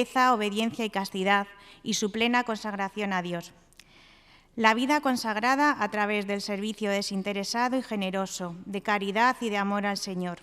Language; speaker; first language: Spanish; native; Spanish